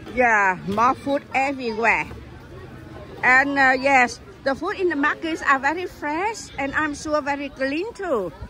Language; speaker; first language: English; non-native, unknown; Vietnamese